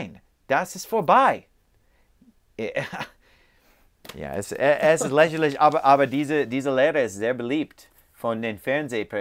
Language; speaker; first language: German; non-native, fluent; English